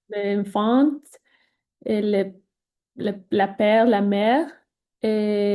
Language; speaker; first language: French; non-native, learner; Spanish